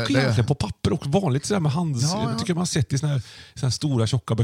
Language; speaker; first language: Swedish; native; Swedish